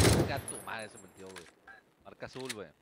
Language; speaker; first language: Spanish; native; Spanish